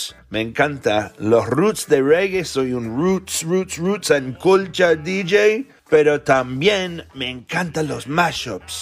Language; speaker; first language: Spanish; non-native, fluent; English